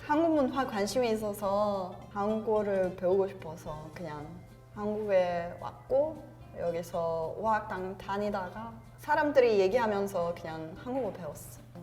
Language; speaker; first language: Korean; non-native, fluent; Serbian